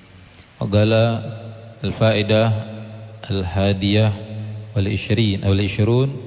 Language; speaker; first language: Arabic; non-native, fluent; Indonesian